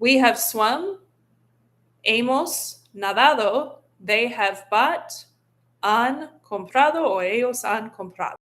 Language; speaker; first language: Spanish; non-native, fluent; English